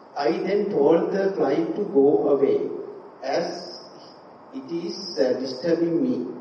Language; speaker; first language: English; non-native, local second language; Sinhala